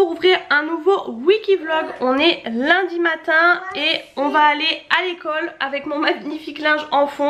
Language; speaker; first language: French; native; French